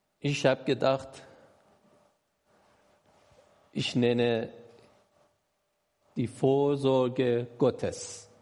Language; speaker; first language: German; non-native, learner; Persian